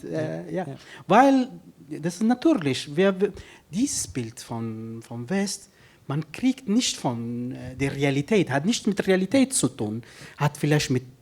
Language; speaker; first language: German; non-native, fluent; Kurdish